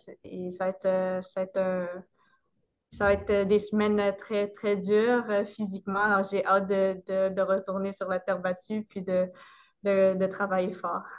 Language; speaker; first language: French; non-native, local second language; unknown